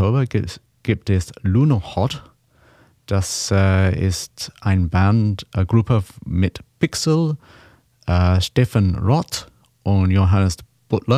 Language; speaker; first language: German; non-native, learner; English